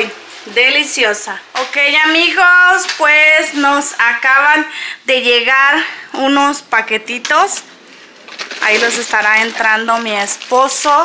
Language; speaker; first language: Spanish; native; Spanish